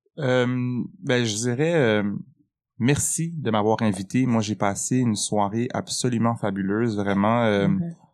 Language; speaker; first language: French; native; French